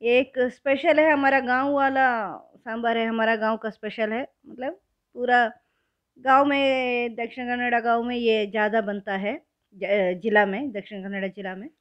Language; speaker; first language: Hindi; non-native, local second language; Kannada